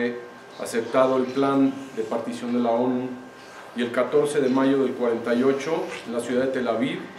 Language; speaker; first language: Spanish; native; Spanish